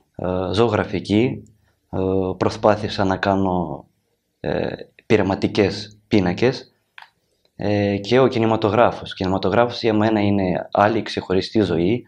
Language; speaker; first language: Greek; non-native, learner; Ukrainian